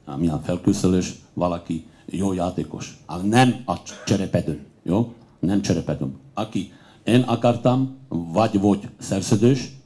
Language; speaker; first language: Hungarian; non-native, learner; Slovak